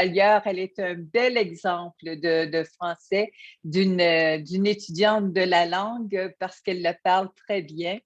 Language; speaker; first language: French; native; French